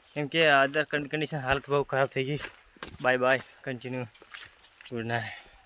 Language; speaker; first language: Gujarati; non-native, local second language; Bhili